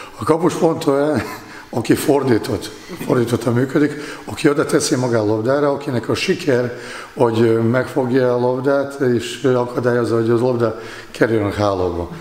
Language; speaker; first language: Hungarian; non-native, fluent; Bosnian